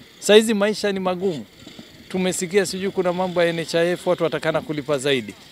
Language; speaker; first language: Swahili; native; Swahili